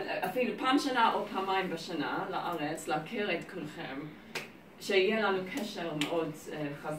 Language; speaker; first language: Hebrew; early bilingual, heritage; Hebrew